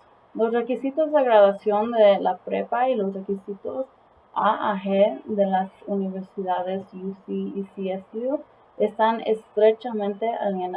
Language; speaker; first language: Spanish; early bilingual, heritage; Spanish